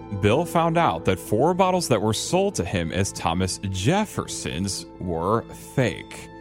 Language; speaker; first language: English; native; English